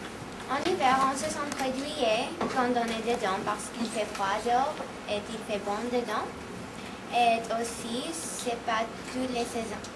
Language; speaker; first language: French; non-native, learner; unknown